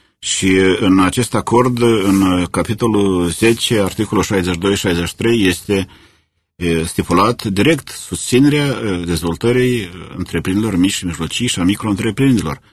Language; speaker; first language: Romanian; native; Romanian